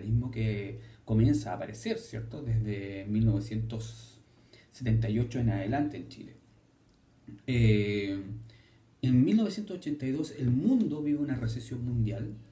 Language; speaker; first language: Spanish; native; Spanish